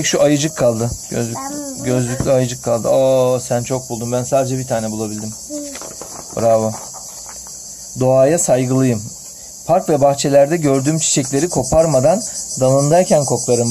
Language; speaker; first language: Turkish; native; Turkish